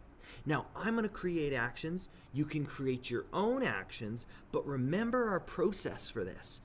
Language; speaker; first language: English; native; English